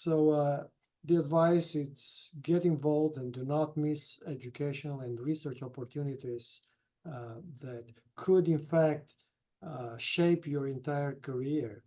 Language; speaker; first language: English; non-native, fluent; Romanian